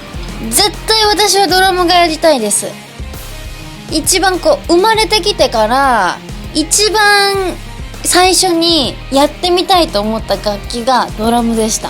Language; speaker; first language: Japanese; native; Japanese